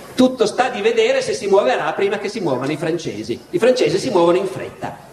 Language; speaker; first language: Italian; native; Italian